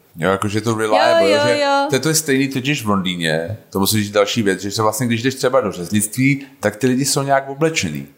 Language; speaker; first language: Czech; native; Czech